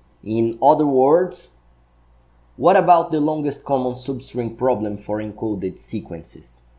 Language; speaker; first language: English; non-native, fluent; Portuguese